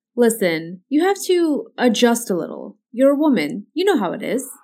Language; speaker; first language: English; early bilingual, other home language; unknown